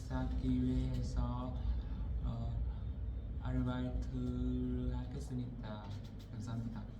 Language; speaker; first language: Korean; non-native, learner; Vietnamese